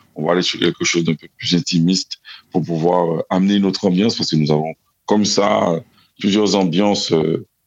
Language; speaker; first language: French; native; French